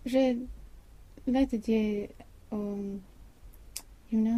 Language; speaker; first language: French; non-native, learner; Swedish